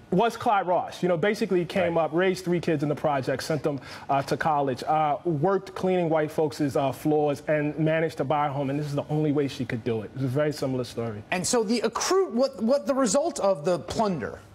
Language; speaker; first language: English; native; English